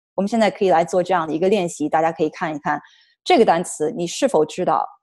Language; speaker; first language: Chinese; native; Chinese